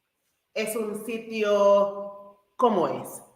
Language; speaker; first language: Spanish; non-native, fluent; English